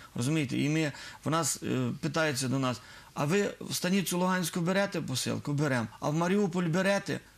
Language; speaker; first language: Ukrainian; native; Ukrainian